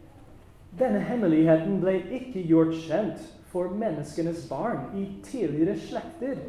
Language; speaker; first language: Norwegian; non-native, fluent; English